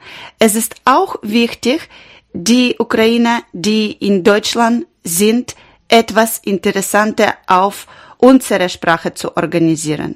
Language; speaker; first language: German; non-native, learner; Ukrainian